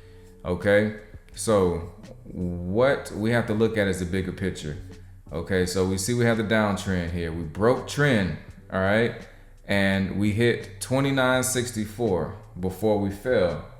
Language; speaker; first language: English; native; English